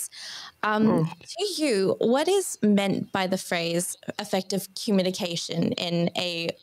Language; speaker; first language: English; native; English